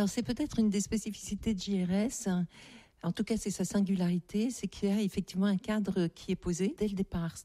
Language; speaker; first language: French; native; French